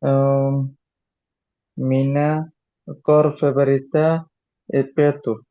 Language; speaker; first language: Portuguese; non-native, learner; Bangla